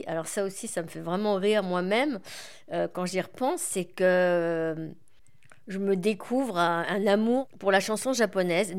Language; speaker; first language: French; native; French